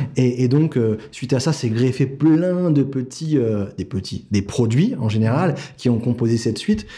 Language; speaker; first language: French; native; French